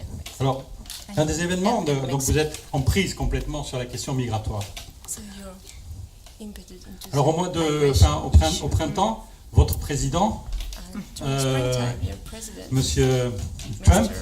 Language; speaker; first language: French; native; French